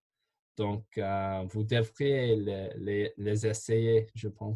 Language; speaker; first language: French; non-native, fluent; English